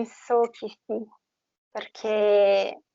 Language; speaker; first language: Italian; non-native, fluent; Portuguese